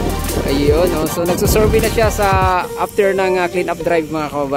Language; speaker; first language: Filipino; native; Filipino